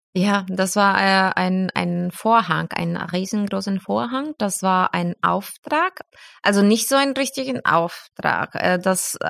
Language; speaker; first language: German; non-native, fluent; Spanish